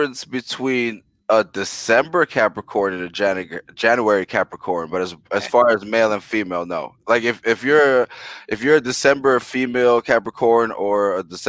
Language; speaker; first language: English; early bilingual, other home language; Spanish